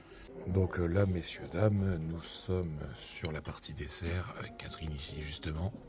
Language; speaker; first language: French; native; French